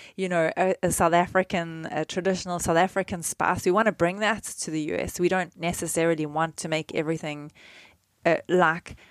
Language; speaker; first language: English; native; English